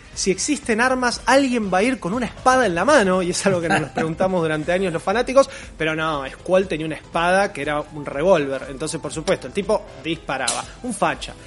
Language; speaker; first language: Spanish; native; Spanish